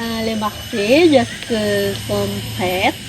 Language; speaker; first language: French; non-native, learner; Indonesian